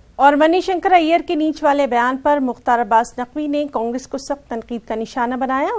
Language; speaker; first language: Urdu; native; Urdu